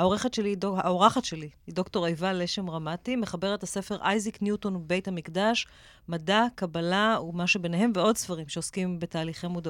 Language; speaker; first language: Hebrew; native; Hebrew